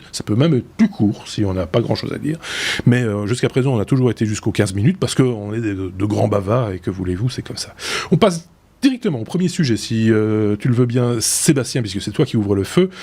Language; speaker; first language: French; native; French